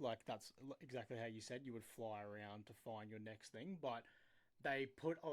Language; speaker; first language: English; native; English